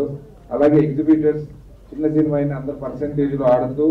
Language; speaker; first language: Telugu; native; Telugu